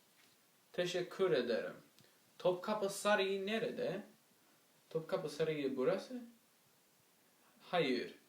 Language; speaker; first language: Turkish; non-native, learner; English